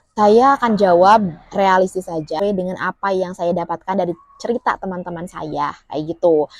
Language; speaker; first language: Indonesian; native; Indonesian